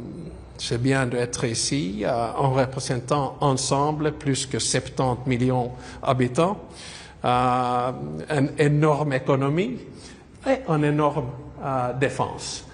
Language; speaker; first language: French; non-native, fluent; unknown